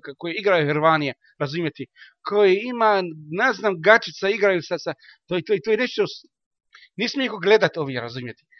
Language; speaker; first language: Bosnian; non-native, learner; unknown